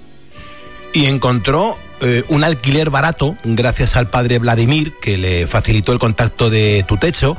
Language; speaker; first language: Spanish; native; Spanish